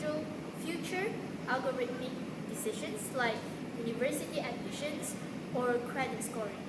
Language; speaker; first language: English; non-native, local second language; Malay